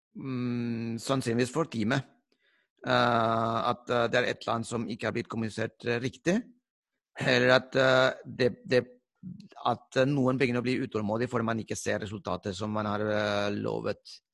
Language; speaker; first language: Norwegian; non-native, fluent; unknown